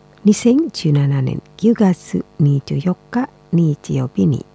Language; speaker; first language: Japanese; non-native, fluent; Indonesian